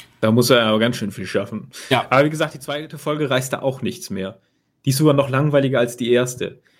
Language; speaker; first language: German; native; German